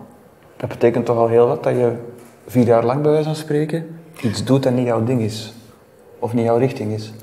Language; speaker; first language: Dutch; native; Dutch